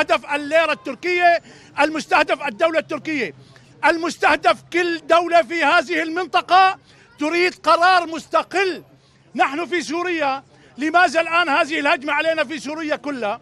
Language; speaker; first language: Arabic; native; Arabic